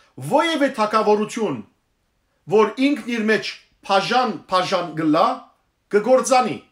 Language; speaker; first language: Armenian; early bilingual, heritage; Armenian